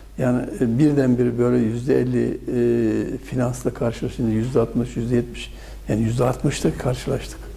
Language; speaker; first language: Turkish; native; Turkish